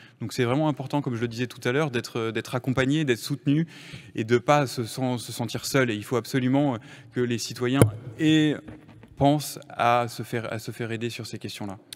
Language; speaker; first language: French; native; French